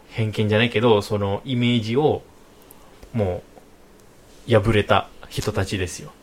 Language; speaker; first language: Japanese; non-native, fluent; Indonesian